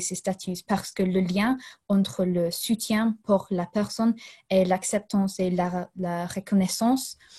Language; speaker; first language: French; non-native, fluent; English